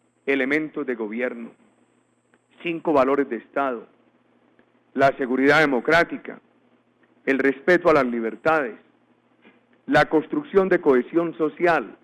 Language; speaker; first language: Spanish; native; Spanish